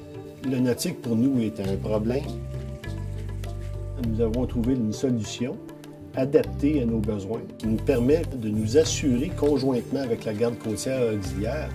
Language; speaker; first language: French; native; French